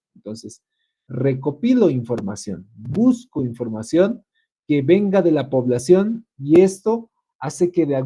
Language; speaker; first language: Spanish; native; Spanish